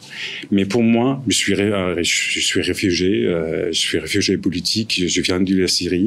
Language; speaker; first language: French; non-native, fluent; Arabic